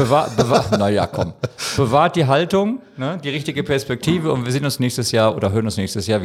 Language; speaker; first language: German; native; German